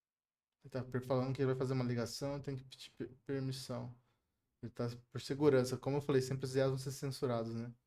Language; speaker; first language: Portuguese; native; Portuguese